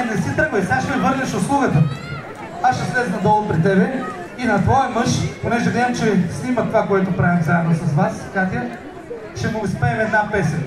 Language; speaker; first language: Bulgarian; native; Bulgarian